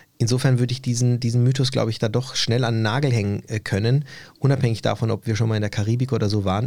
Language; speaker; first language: German; early bilingual, other home language; Turkish